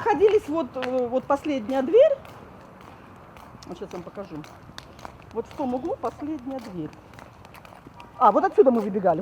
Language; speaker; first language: Russian; native; Russian